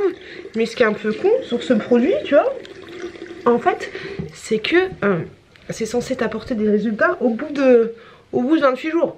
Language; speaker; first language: French; native; French